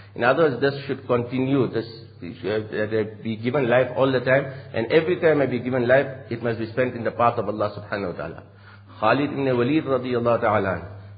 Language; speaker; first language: English; native; English